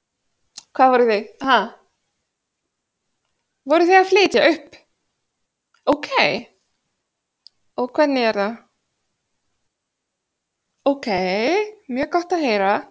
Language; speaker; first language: Icelandic; non-native, fluent; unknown